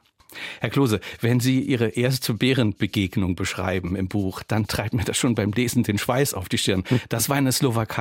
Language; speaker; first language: German; native; German